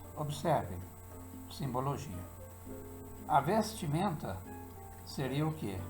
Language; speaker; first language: Portuguese; native; Portuguese